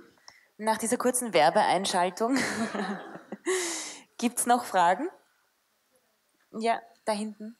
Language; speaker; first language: German; native; German